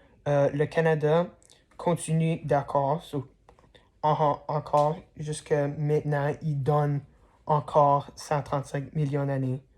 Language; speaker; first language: French; non-native, learner; English